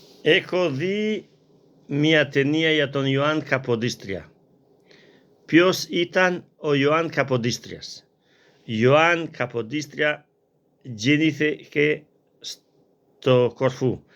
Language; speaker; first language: Greek; non-native, learner; Albanian